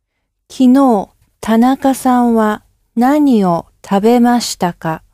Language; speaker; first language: Japanese; non-native, learner; English